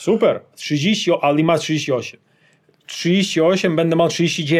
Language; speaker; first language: Polish; non-native, fluent; Serbian